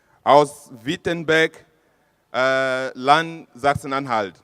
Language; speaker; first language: German; non-native, fluent; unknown